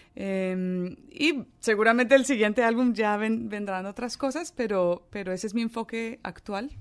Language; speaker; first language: Spanish; early bilingual, other home language; English